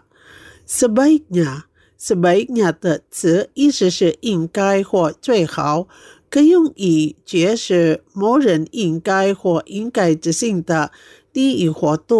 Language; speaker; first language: Chinese; non-native, fluent; Indonesian